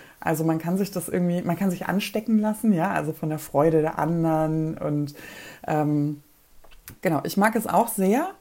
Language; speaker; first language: German; early bilingual, other home language; Polish